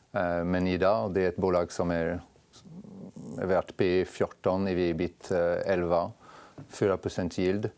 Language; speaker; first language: Swedish; non-native, fluent; French